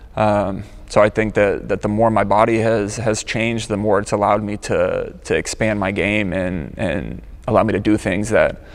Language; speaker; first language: English; native; English